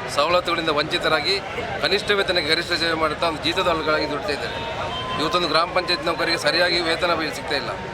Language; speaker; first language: Kannada; native; Kannada